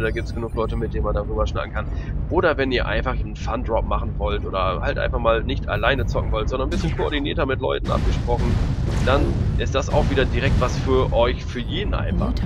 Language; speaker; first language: German; native; German